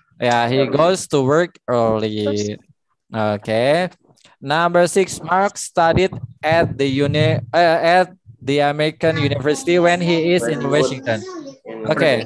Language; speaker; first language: English; non-native, fluent; Indonesian